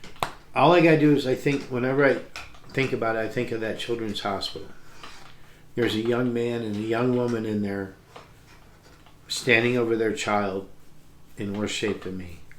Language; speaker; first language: English; native; English